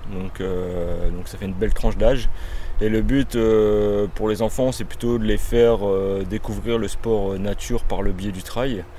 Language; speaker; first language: French; native; French